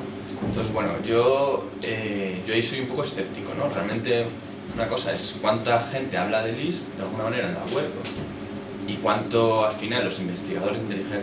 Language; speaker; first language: Spanish; native; Spanish